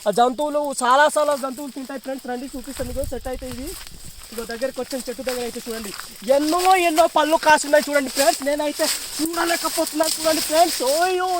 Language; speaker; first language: Telugu; non-native, local second language; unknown